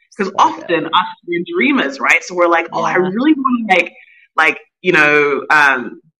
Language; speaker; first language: English; native; English